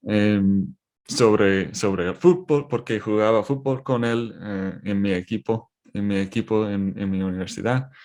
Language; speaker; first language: Spanish; non-native, learner; English